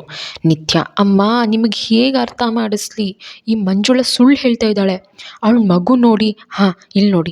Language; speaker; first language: Kannada; native; Kannada